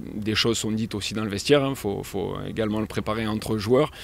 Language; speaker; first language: French; native; French